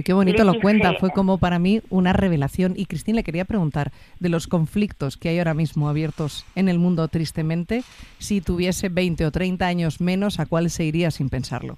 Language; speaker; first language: Spanish; native; Spanish